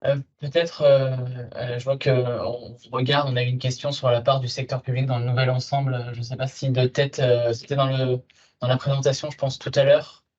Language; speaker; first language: French; native; French